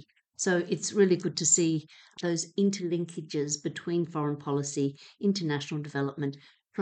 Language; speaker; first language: English; native; English